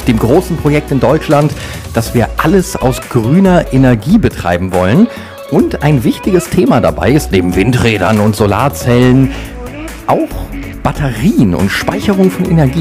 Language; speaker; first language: German; native; German